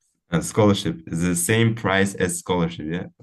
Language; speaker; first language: English; non-native, fluent; Uzbek